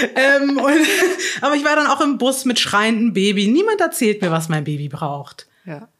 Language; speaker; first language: German; native; German